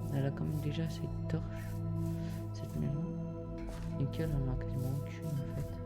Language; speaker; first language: French; native; French